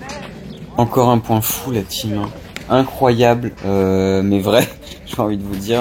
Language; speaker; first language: French; native; French